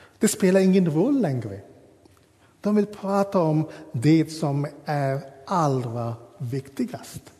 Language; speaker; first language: Swedish; non-native, fluent; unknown